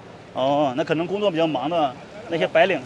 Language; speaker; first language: Chinese; native; Chinese